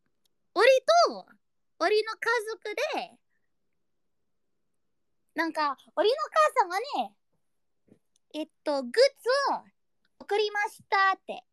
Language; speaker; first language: Japanese; non-native, learner; Indonesian